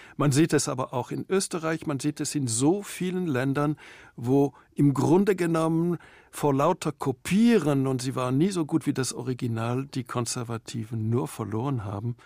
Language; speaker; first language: German; native; German